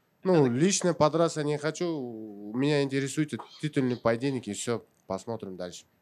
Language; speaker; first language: Russian; non-native, local second language; Kazakh